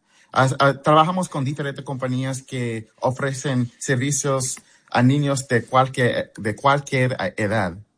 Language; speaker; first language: Spanish; early bilingual, heritage; Spanish